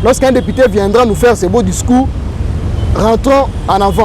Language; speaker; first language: French; non-native, local second language; Lingala